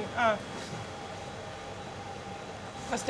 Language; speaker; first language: German; non-native, learner; Hebrew